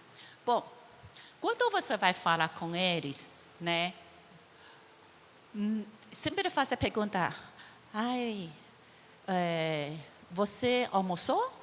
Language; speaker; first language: Portuguese; non-native, fluent; Chinese